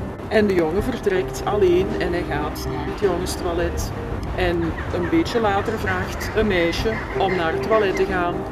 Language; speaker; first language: Dutch; native; Dutch